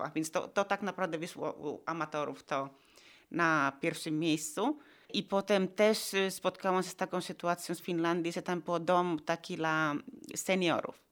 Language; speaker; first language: Polish; non-native, fluent; Finnish